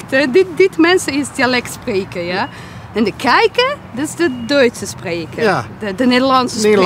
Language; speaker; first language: Dutch; non-native, learner; Polish